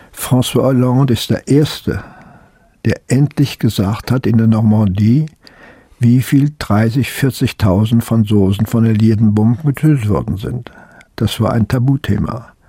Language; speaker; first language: German; native; German